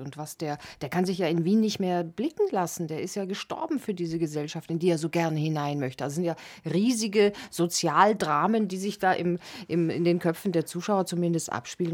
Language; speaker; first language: German; native; German